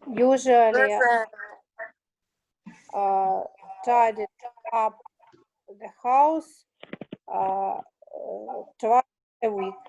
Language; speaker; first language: English; non-native, learner; Russian